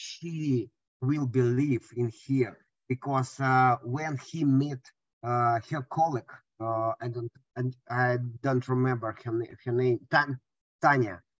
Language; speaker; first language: English; non-native, learner; Russian